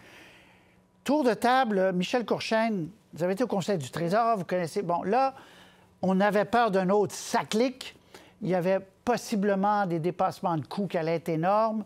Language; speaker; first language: French; native; French